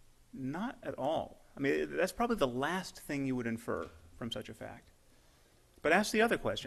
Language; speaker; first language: English; native; English